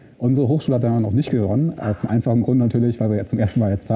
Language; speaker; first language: German; native; German